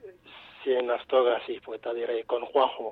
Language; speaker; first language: Spanish; non-native, fluent; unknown